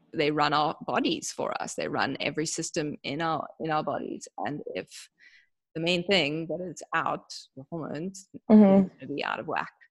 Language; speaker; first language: English; native; English